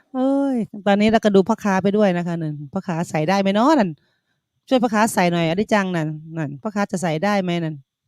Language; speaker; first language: Thai; native; Thai